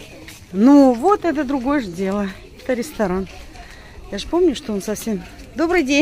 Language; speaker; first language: Russian; native; Russian